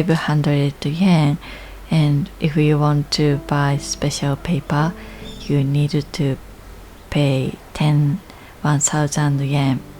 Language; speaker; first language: English; non-native, learner; Japanese